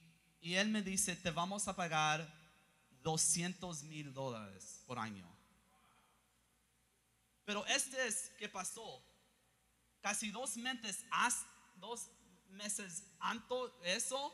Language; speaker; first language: Spanish; early bilingual, heritage; English